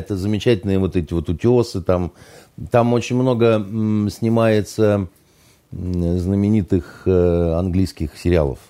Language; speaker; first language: Russian; native; Russian